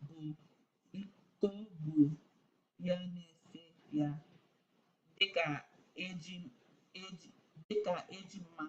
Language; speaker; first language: Igbo; non-native, learner; English